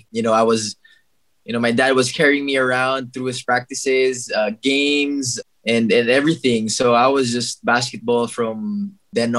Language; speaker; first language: English; non-native, local second language; Filipino